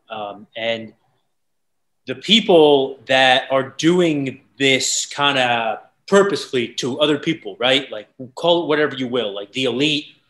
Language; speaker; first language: English; native; English